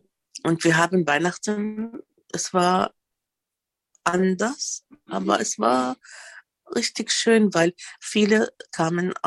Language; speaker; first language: German; non-native, fluent; Arabic